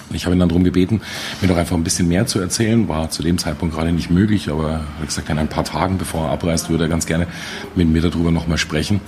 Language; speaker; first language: German; native; German